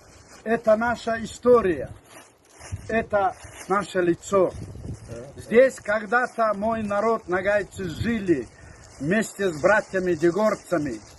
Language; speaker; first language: Russian; non-native, local second language; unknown